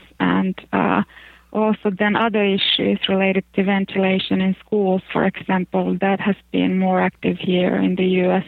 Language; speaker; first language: English; non-native, fluent; Finnish